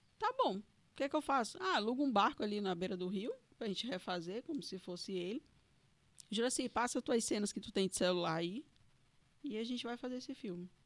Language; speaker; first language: Portuguese; native; Portuguese